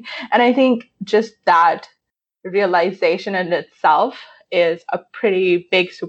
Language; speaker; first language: English; non-native, local second language; Urdu